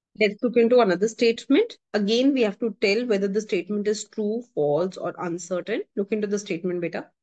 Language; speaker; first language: English; non-native, local second language; Hindi